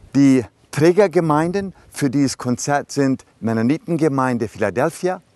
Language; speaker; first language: German; early bilingual, other home language; Low German